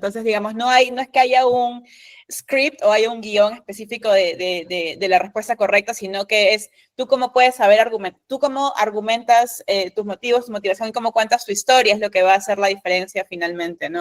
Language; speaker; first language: Spanish; native; Spanish